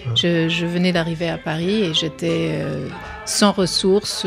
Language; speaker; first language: French; non-native, fluent; English